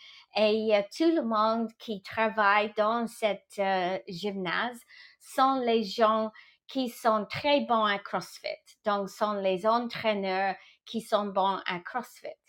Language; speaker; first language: French; non-native, fluent; English